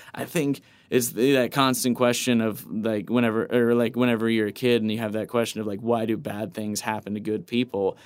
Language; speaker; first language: English; native; English